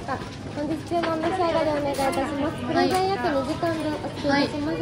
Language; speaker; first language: Japanese; native; Japanese